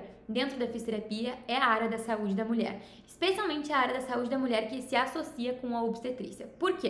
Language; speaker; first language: Portuguese; native; Portuguese